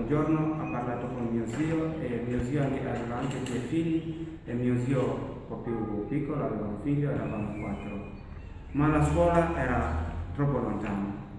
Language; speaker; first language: Italian; non-native, learner; Masai